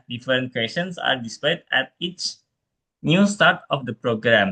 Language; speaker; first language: English; non-native, fluent; Indonesian